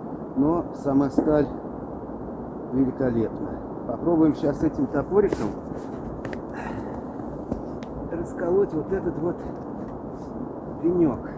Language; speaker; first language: Russian; native; Russian